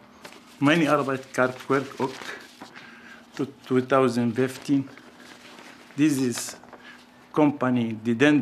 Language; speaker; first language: Dutch; non-native, learner; Arabic